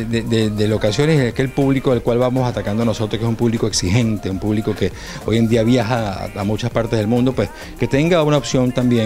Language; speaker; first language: Spanish; native; Spanish